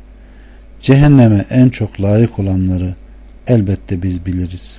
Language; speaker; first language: Turkish; native; Turkish